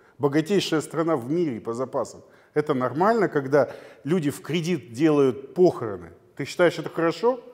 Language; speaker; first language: Russian; native; Russian